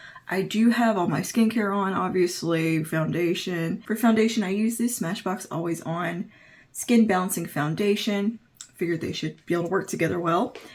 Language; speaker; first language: English; native; English